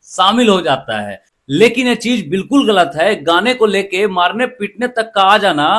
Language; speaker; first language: Hindi; non-native, local second language; Magahi